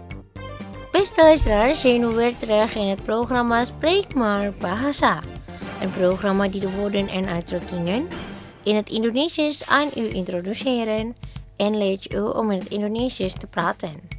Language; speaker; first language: Dutch; non-native, learner; Indonesian